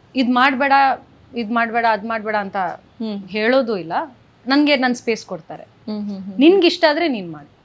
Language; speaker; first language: Kannada; non-native, local second language; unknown